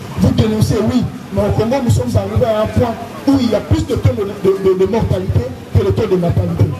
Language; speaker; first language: French; non-native, local second language; Lingala